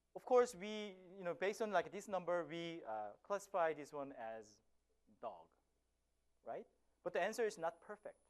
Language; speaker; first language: English; non-native, fluent; Korean